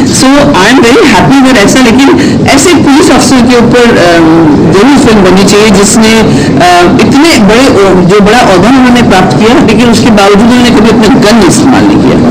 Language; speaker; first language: Hindi; native; Hindi